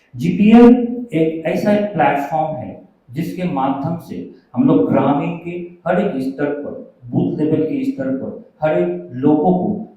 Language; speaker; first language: Hindi; non-native, local second language; Bangla